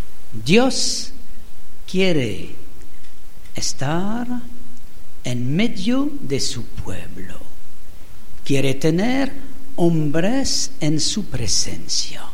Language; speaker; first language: Spanish; non-native, fluent; French